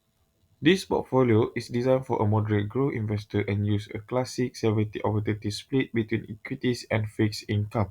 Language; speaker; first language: English; non-native, local second language; Malay